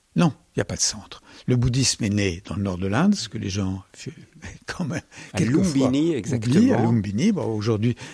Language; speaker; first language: French; native; French